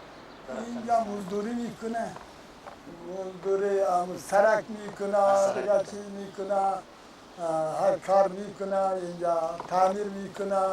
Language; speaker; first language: Persian; non-native, local second language; Kyrgyz